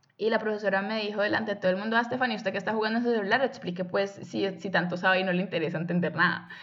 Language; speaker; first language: Spanish; native; Spanish